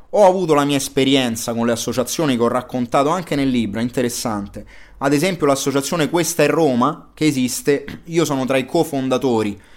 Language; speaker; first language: Italian; native; Italian